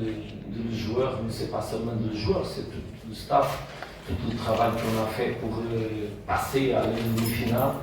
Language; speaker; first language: French; non-native, fluent; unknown